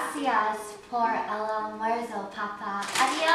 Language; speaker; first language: Spanish; non-native, learner; English